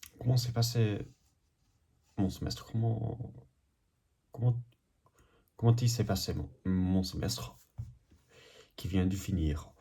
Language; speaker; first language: French; non-native, learner; English